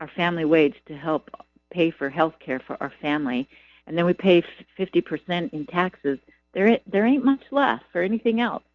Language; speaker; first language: English; native; English